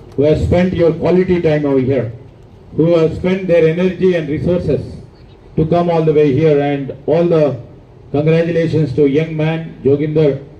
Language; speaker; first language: English; non-native, local second language; Telugu